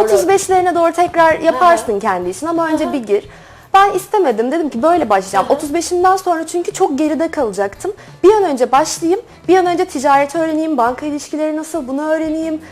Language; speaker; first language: Turkish; native; Turkish